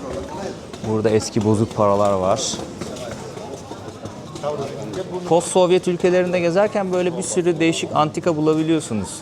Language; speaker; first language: Turkish; native; Turkish